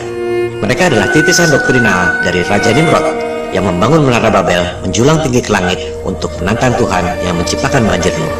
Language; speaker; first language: Indonesian; native; Indonesian